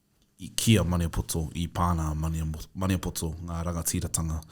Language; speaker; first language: Māori; non-native, learner; English